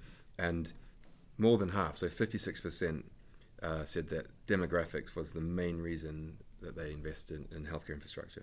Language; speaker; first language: English; native; English